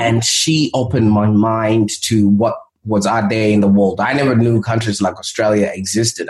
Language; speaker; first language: English; non-native, local second language; Shona